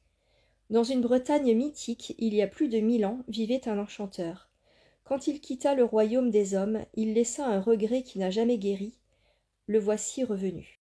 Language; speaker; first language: French; native; French